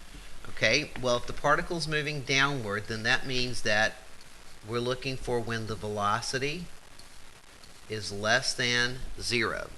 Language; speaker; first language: English; native; English